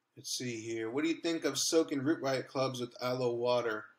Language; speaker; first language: English; native; English